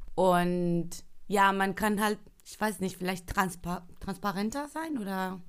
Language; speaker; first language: German; non-native, fluent; Spanish